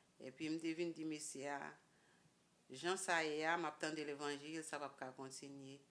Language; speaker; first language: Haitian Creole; native; Haitian Creole